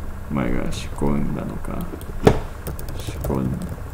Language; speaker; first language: Japanese; non-native, learner; English